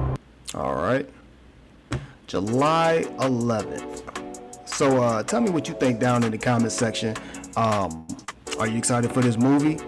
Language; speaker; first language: English; native; English